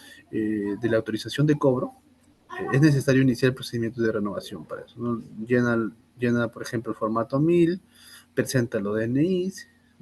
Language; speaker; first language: Spanish; native; Spanish